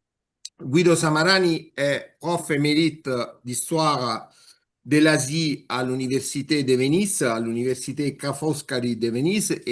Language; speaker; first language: French; non-native, fluent; Italian